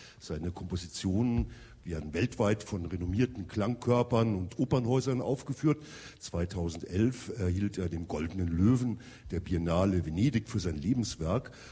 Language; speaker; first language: German; native; German